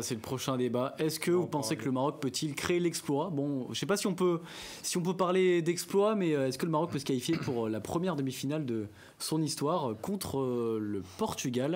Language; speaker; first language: French; native; French